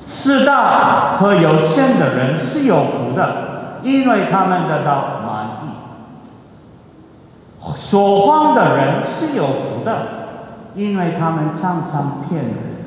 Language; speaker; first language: Chinese; non-native, fluent; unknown